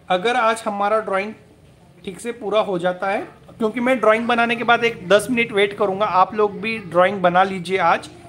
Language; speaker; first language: Hindi; non-native, local second language; Marathi